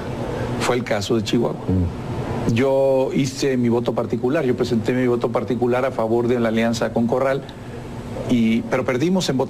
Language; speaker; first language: Spanish; native; Spanish